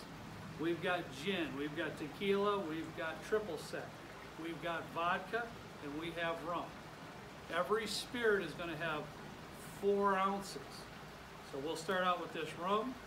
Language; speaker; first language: English; native; English